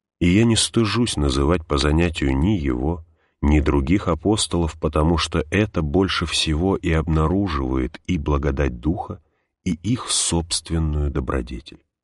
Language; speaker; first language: Russian; native; Russian